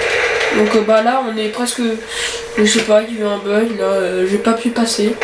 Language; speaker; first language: French; native; French